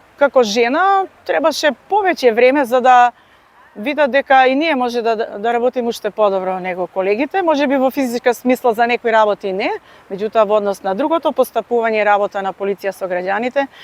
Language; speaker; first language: Macedonian; native; Macedonian